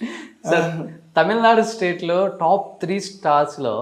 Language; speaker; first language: Telugu; native; Telugu